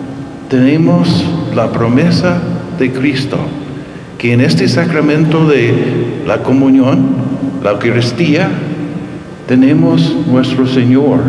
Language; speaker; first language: Spanish; non-native, fluent; English